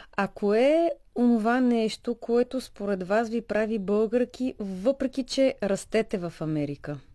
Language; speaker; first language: Bulgarian; native; Bulgarian